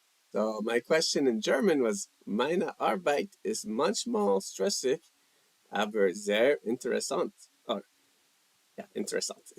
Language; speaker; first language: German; non-native, learner; English